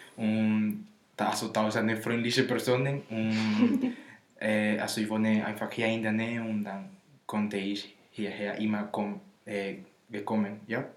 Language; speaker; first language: German; non-native, learner; Spanish